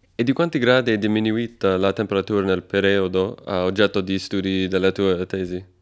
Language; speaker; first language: Italian; non-native, fluent; English